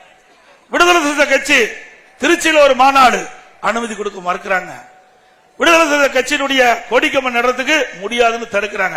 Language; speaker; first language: Tamil; native; Tamil